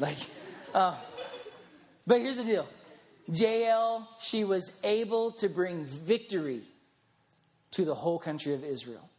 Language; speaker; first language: English; native; English